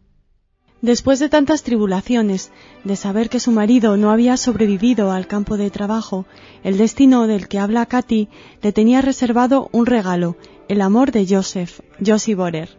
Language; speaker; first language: Spanish; native; Spanish